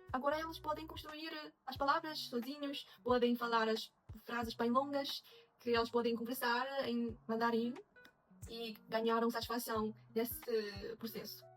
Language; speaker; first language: Portuguese; non-native, fluent; Chinese